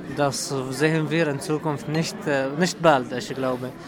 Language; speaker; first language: German; non-native, learner; Arabic